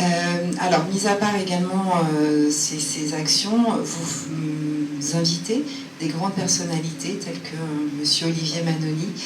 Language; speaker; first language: French; native; French